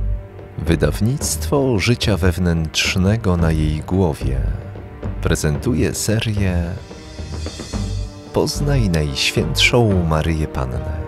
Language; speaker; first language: Polish; native; Polish